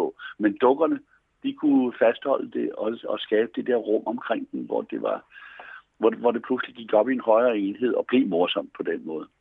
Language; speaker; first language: Danish; native; Danish